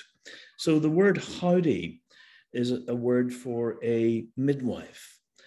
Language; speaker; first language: English; native; English